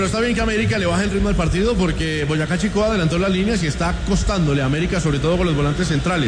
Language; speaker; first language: Spanish; native; Spanish